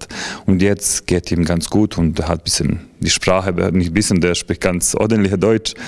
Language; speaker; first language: German; non-native, fluent; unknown